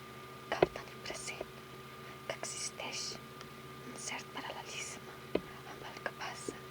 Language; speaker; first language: Catalan; non-native, local second language; Spanish